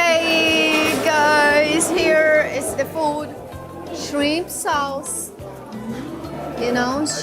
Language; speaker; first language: English; non-native, learner; Portuguese